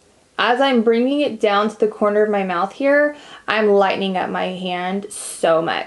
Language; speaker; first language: English; native; English